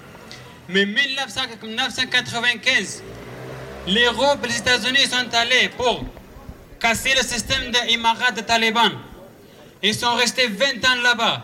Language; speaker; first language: French; non-native, learner; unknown